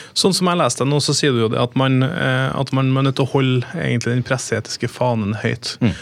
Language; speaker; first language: Norwegian; native; Norwegian